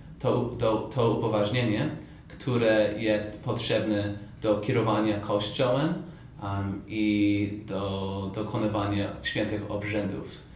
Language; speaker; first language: Polish; non-native, fluent; English